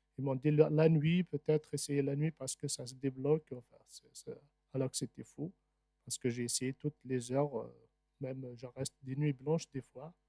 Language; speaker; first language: French; non-native, local second language; Arabic